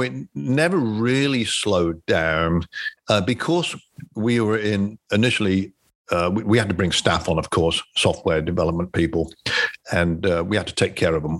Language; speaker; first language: English; native; English